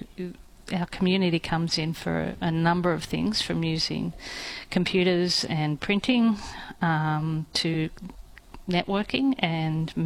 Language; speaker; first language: English; native; English